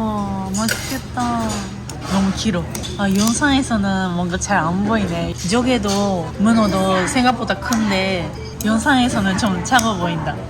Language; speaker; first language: Korean; non-native, fluent; Japanese